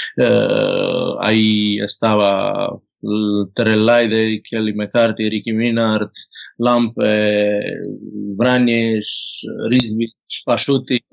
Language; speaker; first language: Spanish; non-native, fluent; Croatian